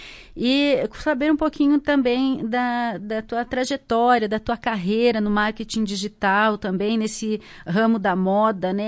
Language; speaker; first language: Portuguese; native; Portuguese